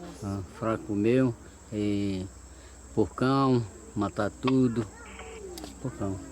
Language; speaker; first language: Portuguese; non-native, local second language; Yanomámi